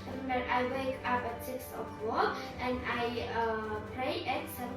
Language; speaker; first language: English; non-native, learner; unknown